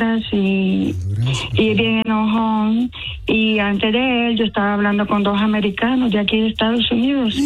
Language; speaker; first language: Spanish; native; Spanish